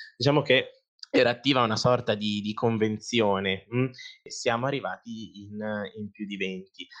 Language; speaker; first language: Italian; native; Italian